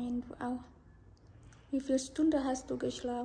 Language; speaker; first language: German; non-native, learner; Indonesian